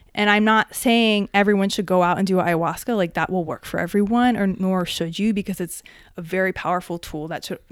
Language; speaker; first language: English; native; English